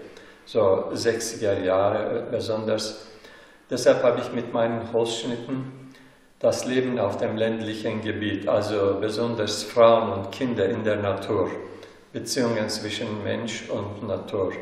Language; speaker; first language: German; non-native, fluent; Turkish